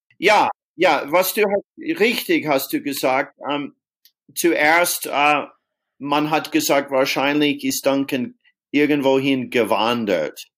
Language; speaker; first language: German; non-native, fluent; English